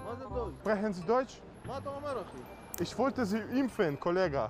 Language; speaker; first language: German; early bilingual, other home language; Russian